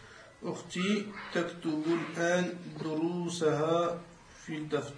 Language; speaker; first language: Arabic; non-native, learner; French